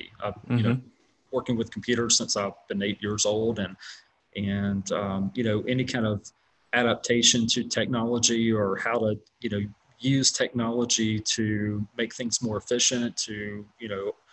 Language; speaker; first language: English; native; English